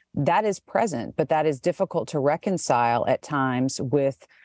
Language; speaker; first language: English; native; English